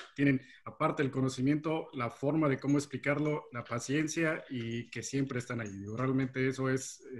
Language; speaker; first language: Spanish; native; Spanish